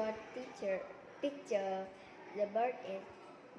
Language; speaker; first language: English; non-native, learner; Vietnamese